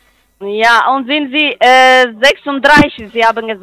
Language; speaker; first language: German; non-native, learner; Spanish